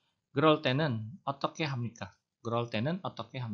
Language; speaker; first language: Korean; non-native, fluent; Indonesian